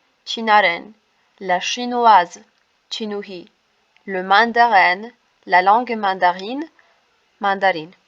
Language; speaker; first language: French; non-native, fluent; Armenian